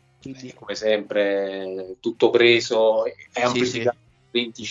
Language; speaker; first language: Italian; native; Italian